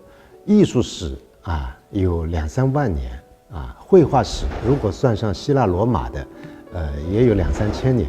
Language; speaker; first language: Chinese; native; Chinese